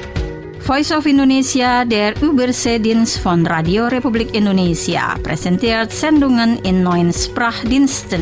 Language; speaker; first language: German; non-native, fluent; Indonesian